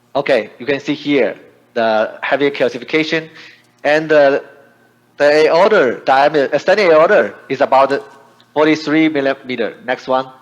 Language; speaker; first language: English; non-native, fluent; Chinese